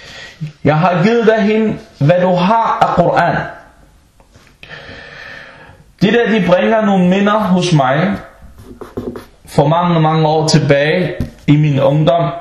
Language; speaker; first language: Danish; non-native, local second language; Arabic